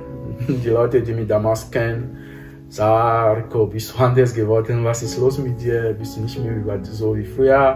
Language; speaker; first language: German; non-native, fluent; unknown